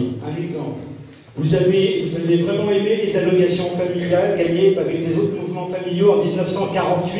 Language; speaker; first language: French; native; French